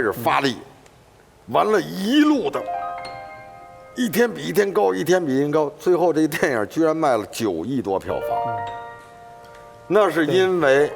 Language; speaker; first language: Chinese; native; Chinese